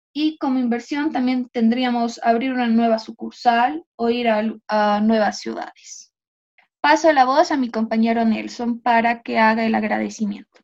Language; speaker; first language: Spanish; native; Spanish